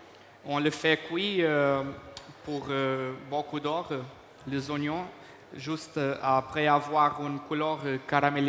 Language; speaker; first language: French; non-native, fluent; Portuguese